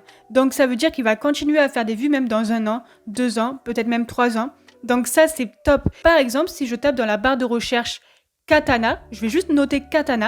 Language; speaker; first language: French; native; French